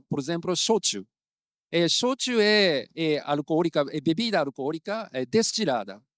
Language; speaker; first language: Portuguese; non-native, fluent; Japanese